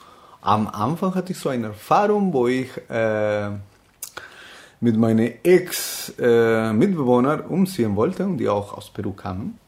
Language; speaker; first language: German; non-native, fluent; Spanish